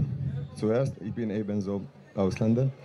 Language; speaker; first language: German; non-native, learner; Hungarian